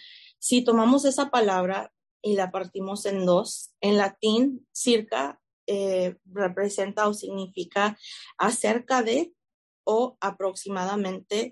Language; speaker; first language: Spanish; early bilingual, heritage; Spanish